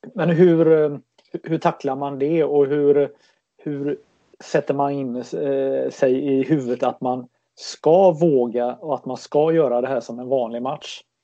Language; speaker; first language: Swedish; native; Swedish